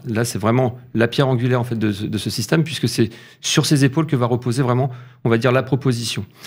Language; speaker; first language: French; native; French